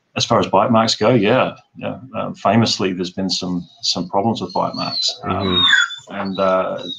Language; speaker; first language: English; native; English